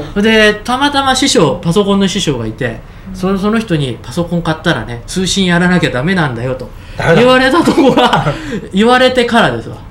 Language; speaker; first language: Japanese; native; Japanese